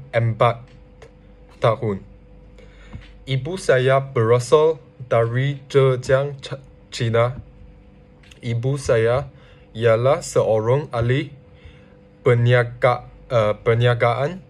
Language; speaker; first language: Indonesian; non-native, learner; Chinese